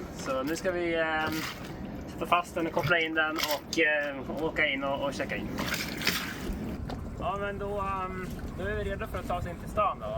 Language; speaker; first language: Swedish; native; Swedish